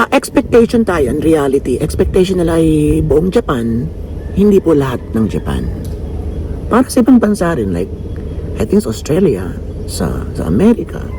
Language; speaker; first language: Filipino; native; Filipino